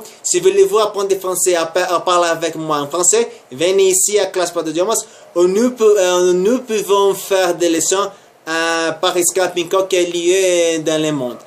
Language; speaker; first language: French; non-native, learner; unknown